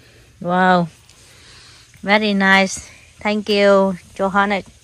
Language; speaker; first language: English; non-native, learner; Vietnamese